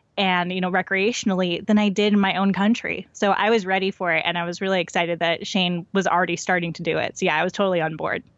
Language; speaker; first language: English; native; English